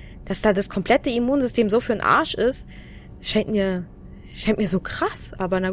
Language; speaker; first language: German; native; German